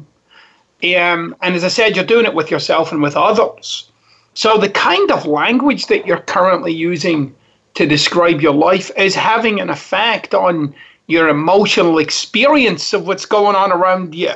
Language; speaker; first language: English; native; English